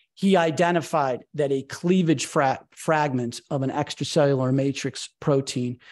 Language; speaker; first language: English; native; English